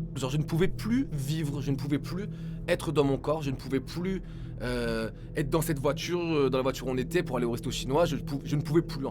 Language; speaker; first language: French; native; French